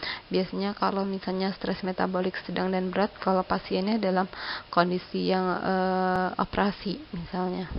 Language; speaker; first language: Indonesian; native; Indonesian